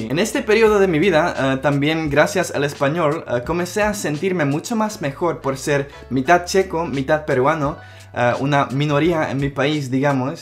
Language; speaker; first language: Spanish; non-native, local second language; Czech